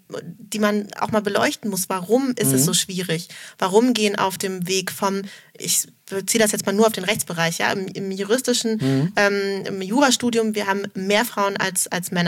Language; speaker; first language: German; native; German